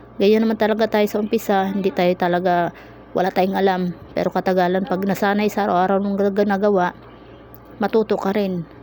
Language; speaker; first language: Filipino; non-native, local second language; Cebuano